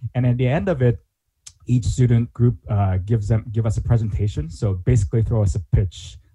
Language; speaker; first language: English; non-native, fluent; Korean